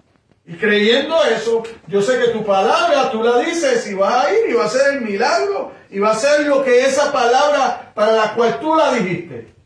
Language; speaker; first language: Spanish; native; Spanish